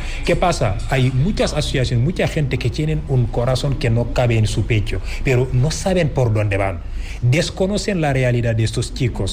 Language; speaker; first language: Spanish; non-native, fluent; Wolof